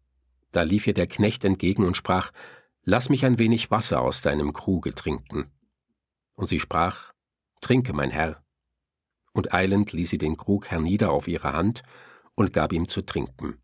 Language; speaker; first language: German; native; German